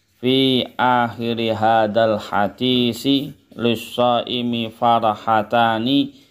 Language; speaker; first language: Arabic; non-native, fluent; Indonesian